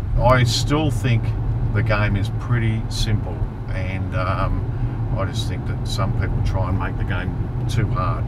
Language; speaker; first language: English; native; English